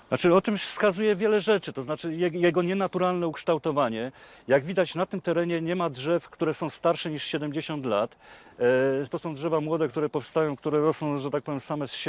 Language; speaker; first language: Polish; native; Polish